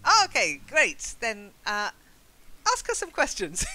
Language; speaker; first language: English; native; English